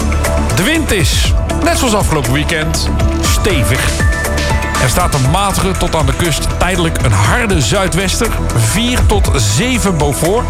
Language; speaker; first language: Dutch; native; Dutch